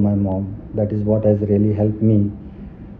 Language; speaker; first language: English; non-native, local second language; Marathi